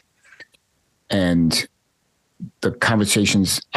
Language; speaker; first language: English; native; English